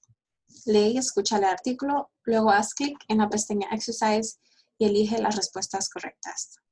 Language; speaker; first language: Spanish; early bilingual, heritage; Spanish